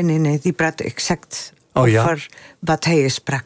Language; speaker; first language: Dutch; non-native, fluent; Spanish